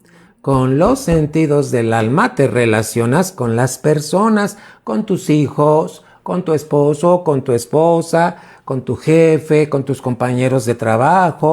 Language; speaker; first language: Spanish; native; Spanish